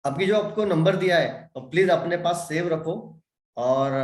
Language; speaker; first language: Hindi; non-native, local second language; Marathi